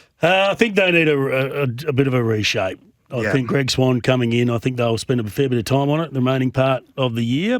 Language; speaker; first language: English; native; English